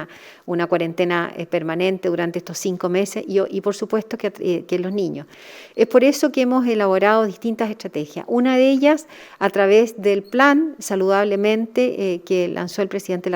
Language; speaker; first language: Spanish; native; Spanish